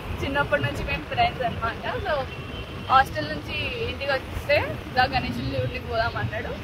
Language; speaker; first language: Telugu; non-native, local second language; Marathi